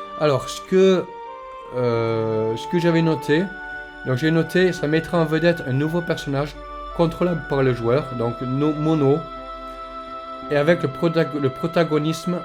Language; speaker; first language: French; native; French